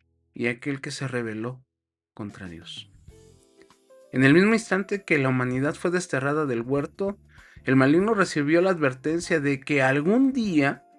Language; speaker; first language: Spanish; native; Spanish